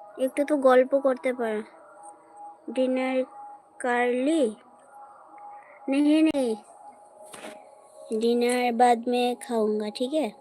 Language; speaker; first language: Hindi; non-native, local second language; Bangla